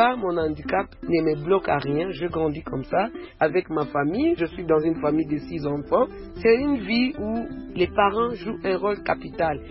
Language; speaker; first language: French; non-native, local second language; Swahili